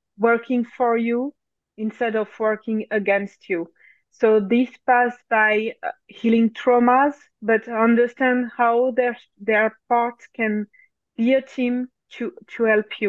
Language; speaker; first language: English; non-native, fluent; French